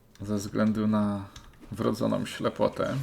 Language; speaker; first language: Polish; native; Polish